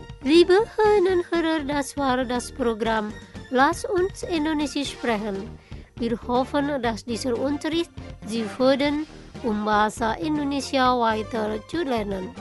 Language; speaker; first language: German; non-native, learner; Indonesian